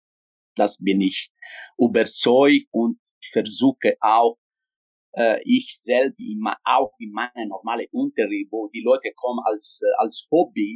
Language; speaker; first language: German; non-native, fluent; Italian